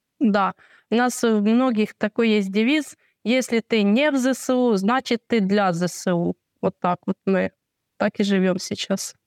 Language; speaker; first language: Russian; non-native, local second language; Ukrainian